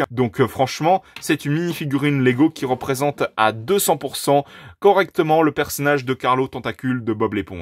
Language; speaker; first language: French; native; French